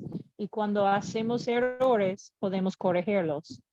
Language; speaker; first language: Spanish; non-native, learner; English